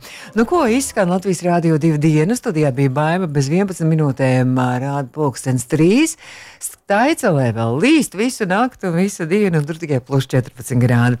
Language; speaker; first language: Latvian; native; Latvian